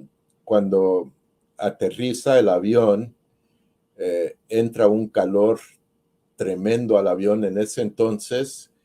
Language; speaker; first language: Spanish; early bilingual, heritage; Spanish